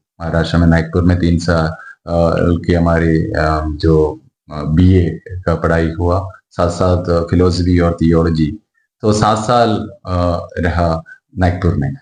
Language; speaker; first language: Hindi; non-native, local second language; Malayalam